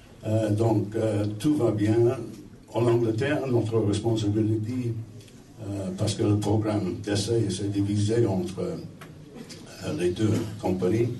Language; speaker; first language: French; non-native, fluent; English